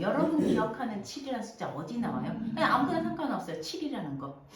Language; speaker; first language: Korean; native; Korean